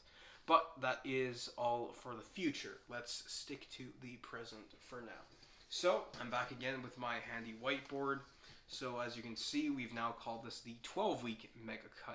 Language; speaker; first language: English; native; English